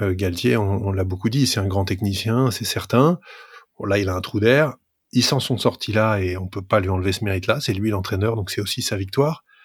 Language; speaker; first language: French; native; French